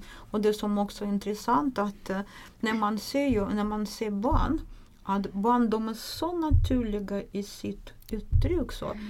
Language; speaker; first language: Swedish; non-native, fluent; Russian